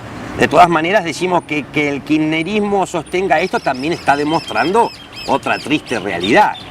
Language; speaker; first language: Spanish; native; Spanish